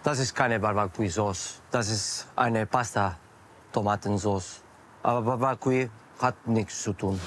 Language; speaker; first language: German; non-native, learner; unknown